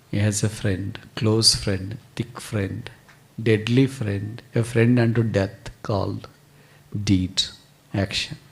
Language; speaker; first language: English; non-native, local second language; Telugu